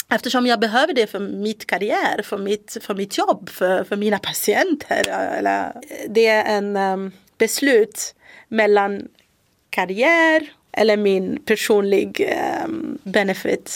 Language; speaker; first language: Swedish; non-native, fluent; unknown